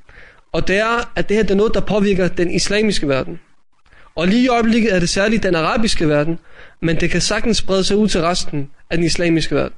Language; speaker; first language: Danish; native; Danish